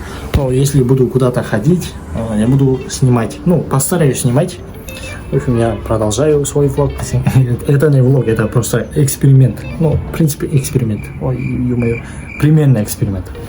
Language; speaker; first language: Russian; non-native, local second language; Kazakh